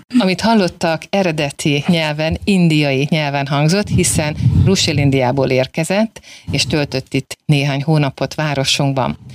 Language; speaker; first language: Hungarian; native; Hungarian